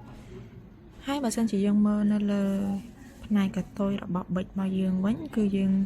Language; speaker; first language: Khmer; native; Khmer